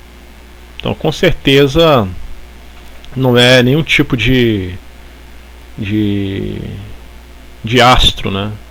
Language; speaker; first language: Portuguese; native; Portuguese